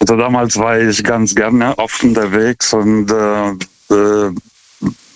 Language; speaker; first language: German; non-native, fluent; Lithuanian